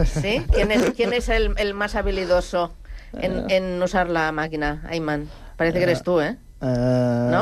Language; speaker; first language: Spanish; non-native, local second language; Catalan